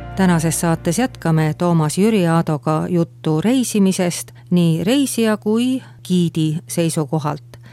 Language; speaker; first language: Estonian; native; Estonian